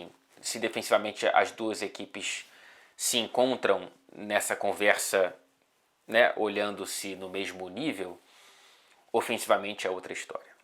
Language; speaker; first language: Portuguese; native; Portuguese